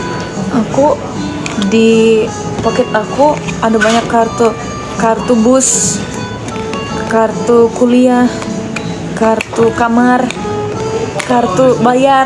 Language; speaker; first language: Indonesian; native; Indonesian